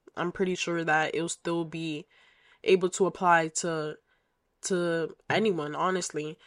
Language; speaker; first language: English; native; English